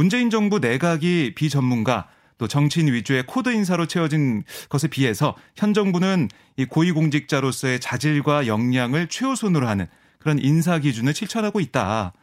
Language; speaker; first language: Korean; native; Korean